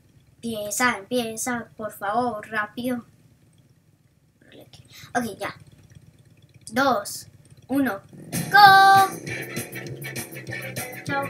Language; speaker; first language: Spanish; early bilingual, heritage; Spanish